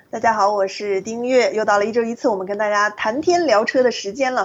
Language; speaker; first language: Chinese; native; Chinese